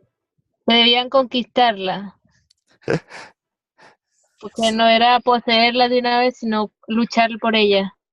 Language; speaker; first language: Spanish; native; Spanish